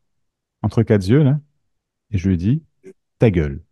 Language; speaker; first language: French; native; French